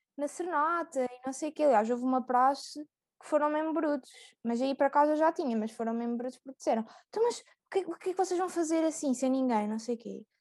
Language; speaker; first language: Portuguese; native; Portuguese